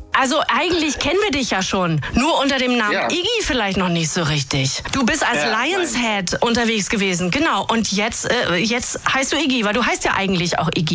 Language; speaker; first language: German; native; German